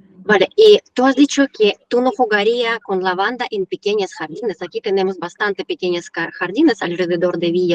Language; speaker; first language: Spanish; non-native, learner; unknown